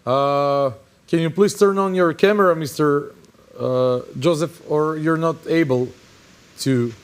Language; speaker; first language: English; non-native, fluent; Macedonian